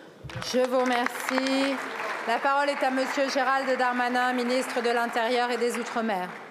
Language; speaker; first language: French; native; French